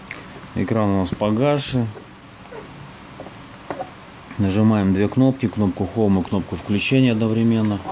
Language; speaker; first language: Russian; native; Russian